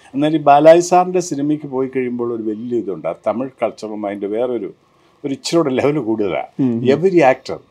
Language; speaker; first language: Malayalam; native; Malayalam